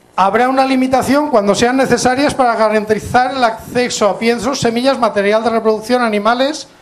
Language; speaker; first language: Spanish; non-native, local second language; Catalan